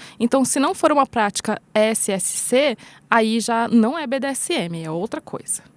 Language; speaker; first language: Portuguese; native; Portuguese